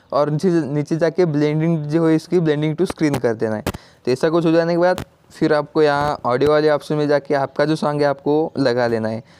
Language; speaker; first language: Hindi; non-native, local second language; Marathi